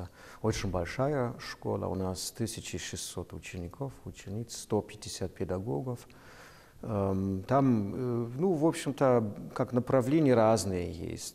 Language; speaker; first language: Russian; non-native, fluent; German